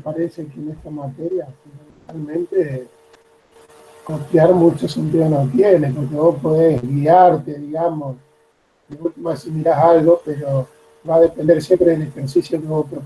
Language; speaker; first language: Spanish; native; Spanish